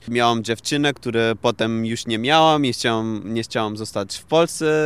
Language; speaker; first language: Polish; non-native, fluent; Portuguese